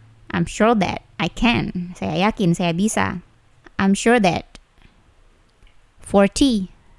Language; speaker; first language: English; non-native, fluent; Indonesian